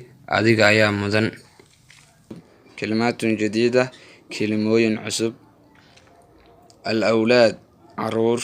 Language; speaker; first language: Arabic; non-native, fluent; Somali